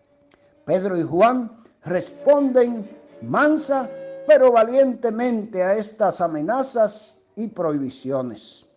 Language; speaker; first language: Spanish; native; Spanish